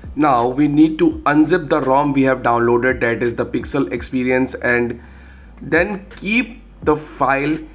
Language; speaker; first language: English; non-native, local second language; Hindi